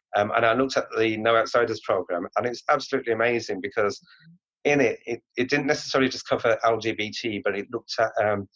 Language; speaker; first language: English; native; English